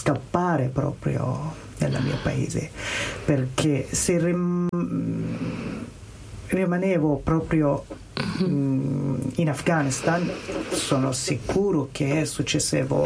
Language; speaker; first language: Italian; non-native, learner; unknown